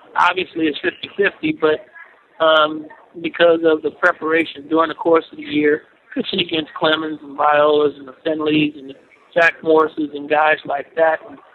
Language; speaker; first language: English; native; English